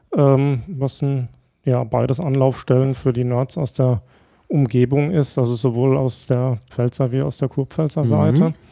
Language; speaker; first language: German; native; German